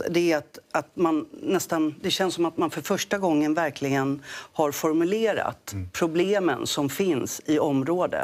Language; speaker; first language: Swedish; native; Swedish